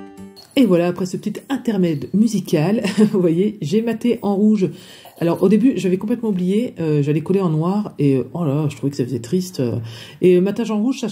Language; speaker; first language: French; native; French